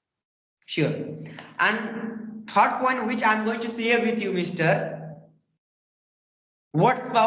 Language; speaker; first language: English; non-native, learner; Bhojpuri